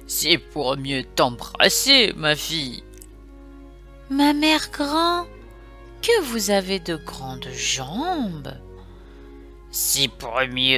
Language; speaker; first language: French; native; French